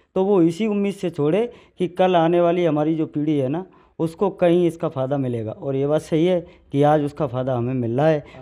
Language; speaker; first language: Hindi; native; Hindi